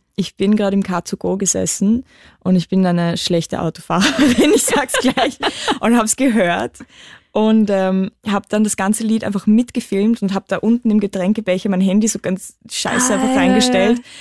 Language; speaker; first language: German; native; German